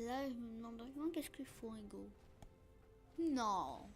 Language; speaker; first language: French; native; French